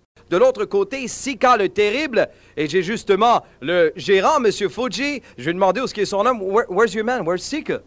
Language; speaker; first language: French; native; French